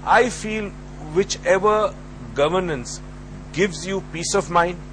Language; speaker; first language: English; non-native, local second language; Urdu